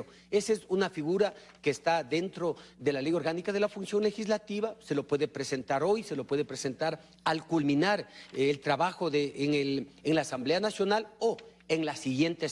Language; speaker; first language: Spanish; native; Spanish